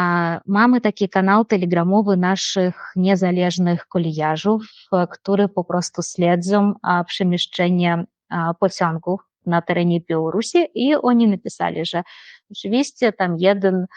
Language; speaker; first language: Polish; non-native, fluent; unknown